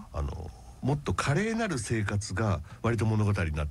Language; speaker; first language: Japanese; native; Japanese